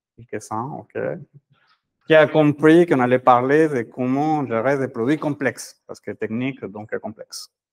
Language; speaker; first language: French; non-native, fluent; Spanish